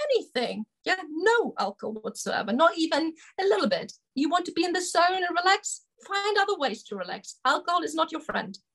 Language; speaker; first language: English; non-native, fluent; German